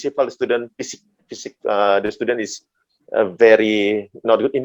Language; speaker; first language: English; non-native, learner; Indonesian